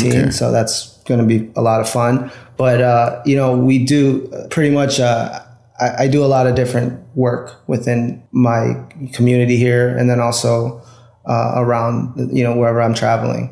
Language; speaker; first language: English; native; English